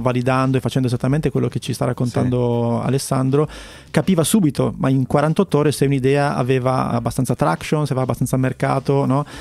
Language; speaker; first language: Italian; native; Italian